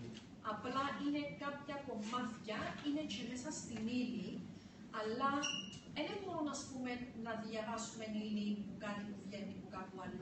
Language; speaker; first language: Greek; early bilingual, heritage; Greek